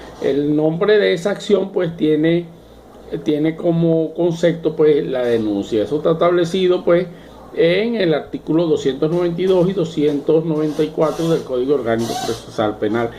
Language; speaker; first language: Spanish; native; Spanish